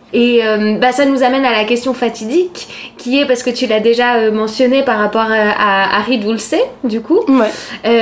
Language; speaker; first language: French; native; French